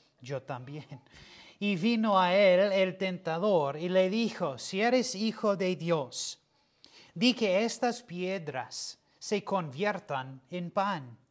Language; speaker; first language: Spanish; non-native, fluent; English